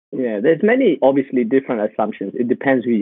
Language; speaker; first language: English; native; English